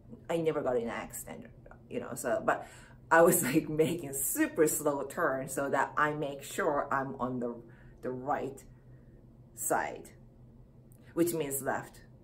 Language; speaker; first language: English; non-native, fluent; Japanese